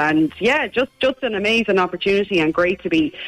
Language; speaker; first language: English; native; English